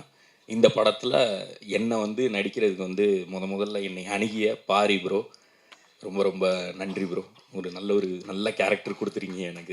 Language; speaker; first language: Tamil; native; Tamil